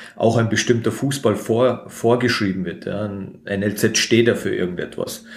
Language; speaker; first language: German; native; German